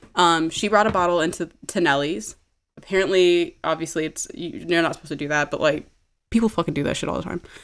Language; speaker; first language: English; early bilingual, other home language; Amharic